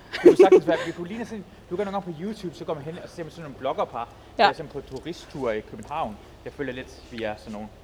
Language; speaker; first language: Danish; early bilingual, other home language; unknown